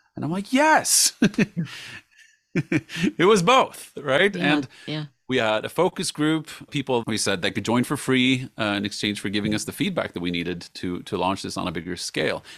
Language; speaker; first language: English; non-native, fluent; Swedish